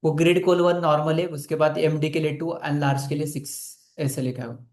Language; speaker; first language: Hindi; non-native, local second language; Marathi